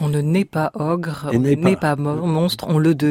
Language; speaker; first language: French; native; French